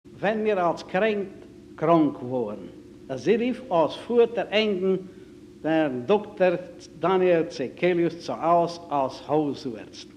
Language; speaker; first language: German; native; German